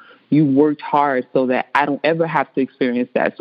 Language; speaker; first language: English; early bilingual, other home language; Spanish